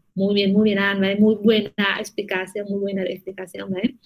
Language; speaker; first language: Spanish; non-native, fluent; Vietnamese